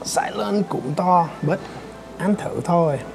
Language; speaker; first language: Vietnamese; non-native, fluent; English